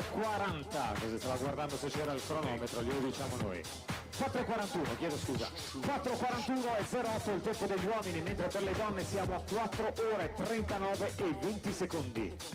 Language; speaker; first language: Italian; native; Italian